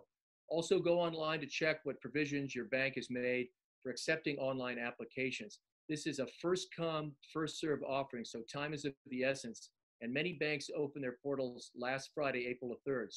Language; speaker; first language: English; native; English